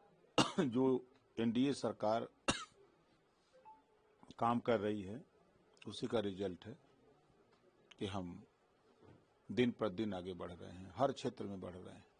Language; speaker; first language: Hindi; native; Hindi